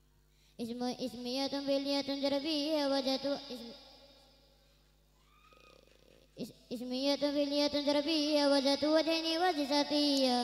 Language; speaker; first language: Arabic; non-native, learner; Indonesian